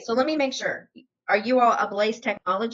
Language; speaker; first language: English; native; English